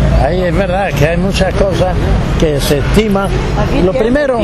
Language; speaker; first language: Spanish; native; Spanish